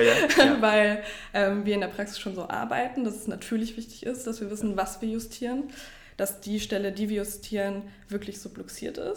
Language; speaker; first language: German; native; German